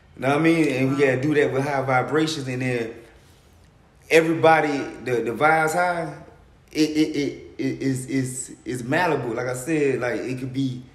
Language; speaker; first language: English; native; English